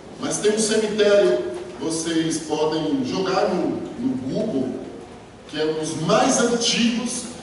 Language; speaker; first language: Portuguese; native; Portuguese